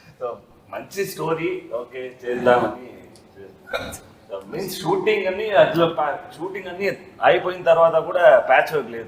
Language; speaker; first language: Telugu; non-native, learner; Tamil